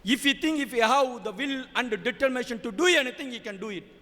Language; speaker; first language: English; non-native, local second language; Tamil